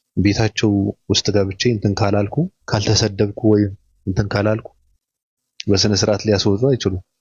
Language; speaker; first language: Amharic; native; Amharic